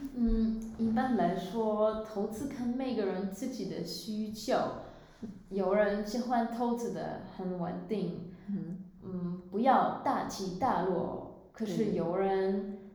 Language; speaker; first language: Chinese; non-native, fluent; Swiss German